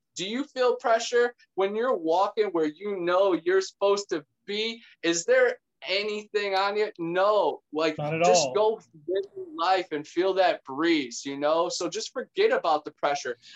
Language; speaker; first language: English; native; English